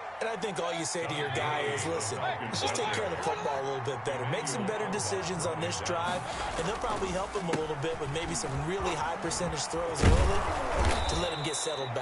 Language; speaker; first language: English; native; English